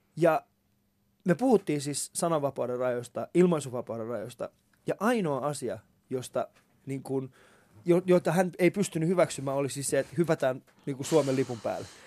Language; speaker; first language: Finnish; early bilingual, other home language; Persian